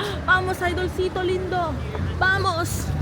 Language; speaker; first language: Spanish; non-native, fluent; Filipino